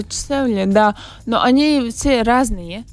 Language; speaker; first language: Russian; non-native, local second language; Latvian